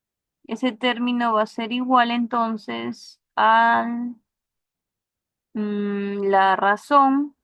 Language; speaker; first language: Spanish; native; Spanish